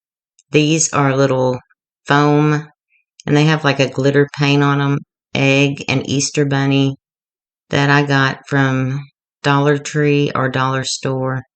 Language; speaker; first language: English; native; English